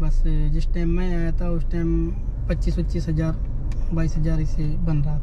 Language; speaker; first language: Hindi; native; Hindi